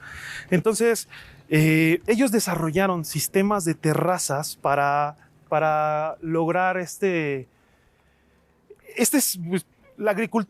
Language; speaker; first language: Spanish; native; Spanish